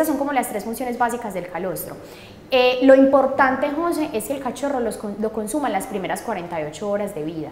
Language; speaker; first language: Spanish; native; Spanish